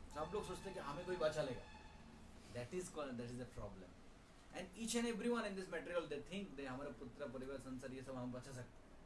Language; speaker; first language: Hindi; non-native, local second language; Bangla